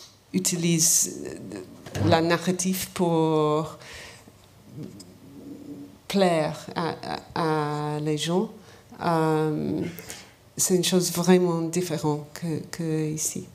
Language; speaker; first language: French; non-native, learner; English